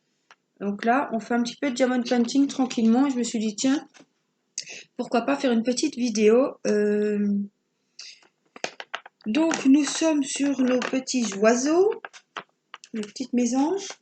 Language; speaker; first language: French; native; French